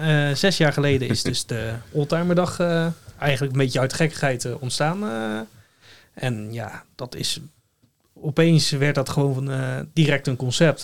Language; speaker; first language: Dutch; native; Dutch